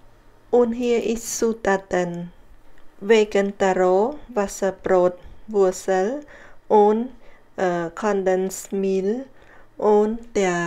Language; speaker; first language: German; non-native, learner; Khmer